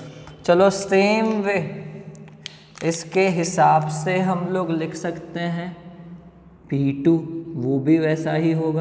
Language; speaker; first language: Hindi; non-native, local second language; Gujarati